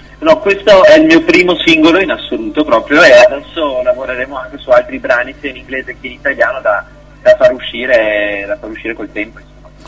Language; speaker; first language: Italian; early bilingual, other home language; German